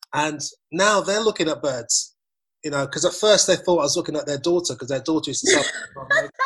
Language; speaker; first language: English; native; English